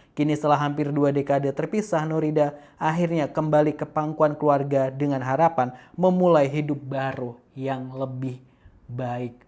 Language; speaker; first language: Indonesian; native; Indonesian